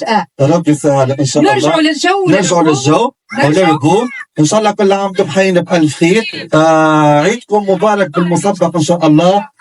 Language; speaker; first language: Arabic; native; Arabic